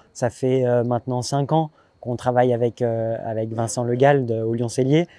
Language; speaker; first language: French; native; French